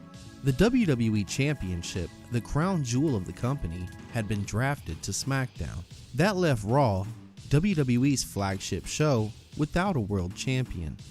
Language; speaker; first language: English; native; English